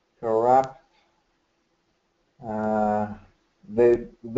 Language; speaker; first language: English; non-native, learner; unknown